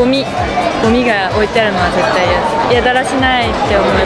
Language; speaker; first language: Japanese; native; Japanese